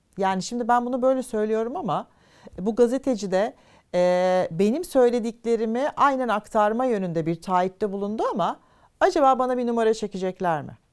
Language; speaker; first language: Turkish; native; Turkish